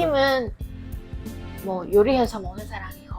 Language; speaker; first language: Korean; non-native, fluent; Vietnamese